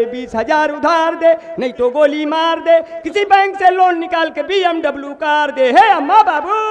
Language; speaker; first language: Hindi; native; Hindi